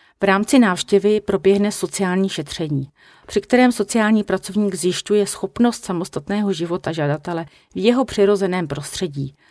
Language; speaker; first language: Czech; native; Czech